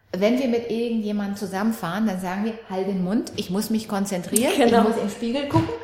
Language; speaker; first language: German; early bilingual, other home language; Romanian